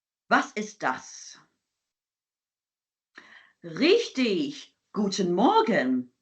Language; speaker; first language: German; non-native, fluent; English